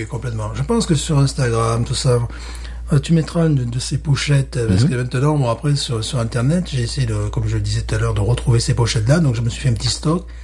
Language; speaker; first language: French; native; French